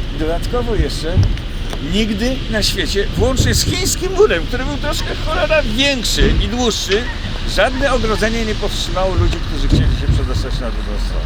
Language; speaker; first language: Polish; native; Polish